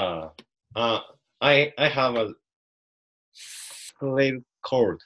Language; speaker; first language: English; non-native, learner; Japanese